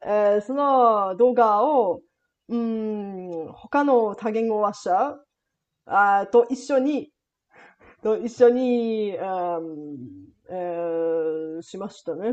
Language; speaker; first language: Japanese; non-native, learner; Bulgarian